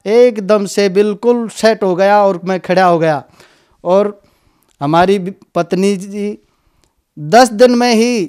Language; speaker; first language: Hindi; native; Hindi